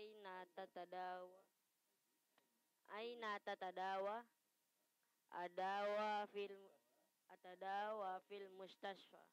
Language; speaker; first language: Arabic; non-native, learner; Indonesian